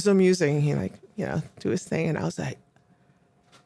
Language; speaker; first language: English; non-native, local second language; Cantonese